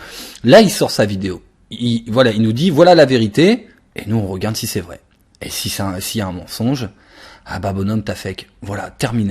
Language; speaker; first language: French; native; French